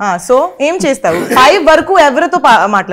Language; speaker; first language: Telugu; non-native, learner; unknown